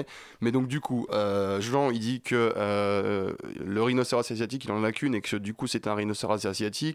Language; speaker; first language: French; native; French